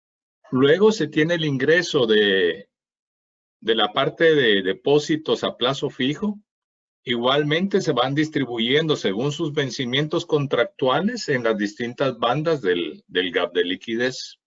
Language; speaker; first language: Spanish; native; Spanish